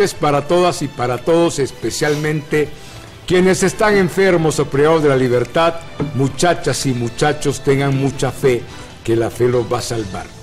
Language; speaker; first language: Spanish; native; Spanish